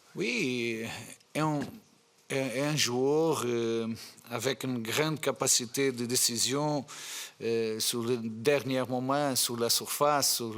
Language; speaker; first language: French; non-native, fluent; Portuguese